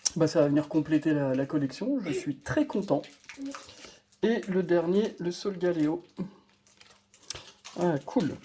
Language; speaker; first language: French; native; French